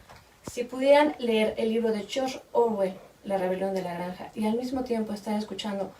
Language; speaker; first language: Spanish; native; Spanish